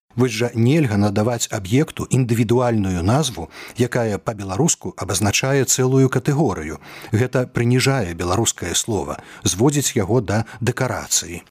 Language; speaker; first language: Belarusian; native; Belarusian